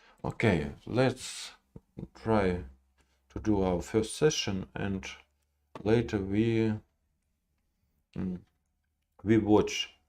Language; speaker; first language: English; non-native, learner; Russian